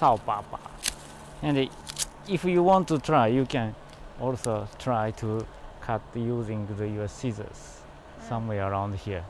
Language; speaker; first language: English; non-native, learner; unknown